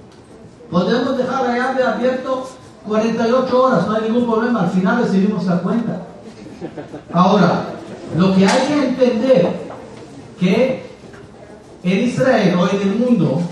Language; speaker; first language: Spanish; non-native, fluent; Hebrew